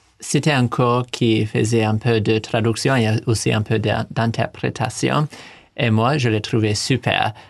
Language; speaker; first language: French; early bilingual, heritage; English